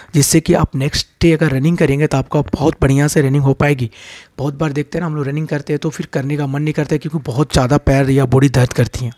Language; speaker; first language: Hindi; non-native, local second language; Bangla